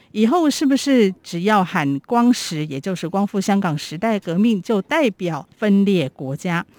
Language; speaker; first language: Chinese; native; Chinese